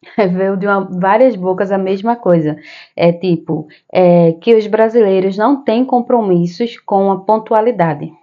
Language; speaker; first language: Portuguese; native; Portuguese